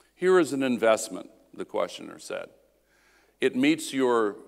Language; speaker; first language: English; native; English